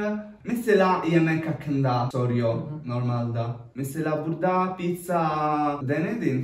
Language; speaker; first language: Turkish; non-native, learner; Italian